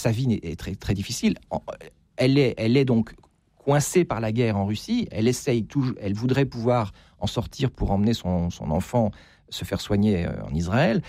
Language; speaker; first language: French; native; French